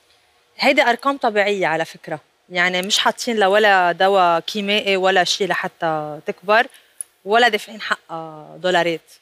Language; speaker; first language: Arabic; native; Arabic